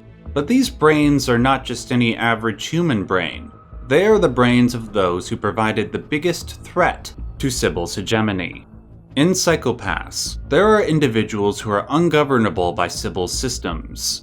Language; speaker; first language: English; native; English